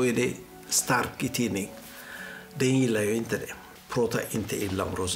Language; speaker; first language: Swedish; non-native, fluent; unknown